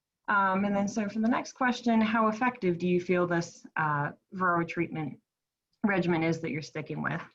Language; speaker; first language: English; native; English